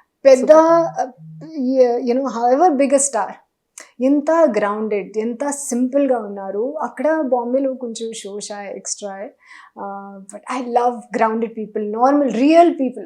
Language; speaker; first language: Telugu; non-native, learner; Hindi